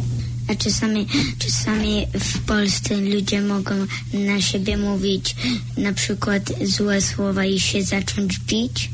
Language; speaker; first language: Polish; early bilingual, heritage; Polish